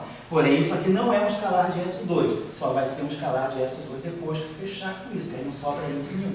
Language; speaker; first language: Portuguese; native; Portuguese